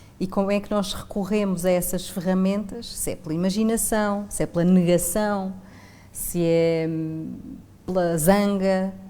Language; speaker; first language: Portuguese; native; Portuguese